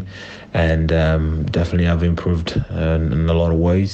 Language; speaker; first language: English; non-native, local second language; Shona